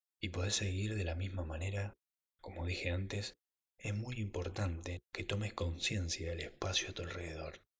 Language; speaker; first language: Spanish; native; Spanish